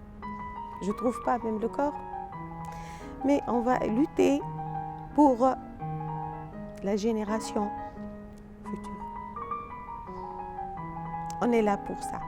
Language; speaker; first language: French; non-native, local second language; Arabic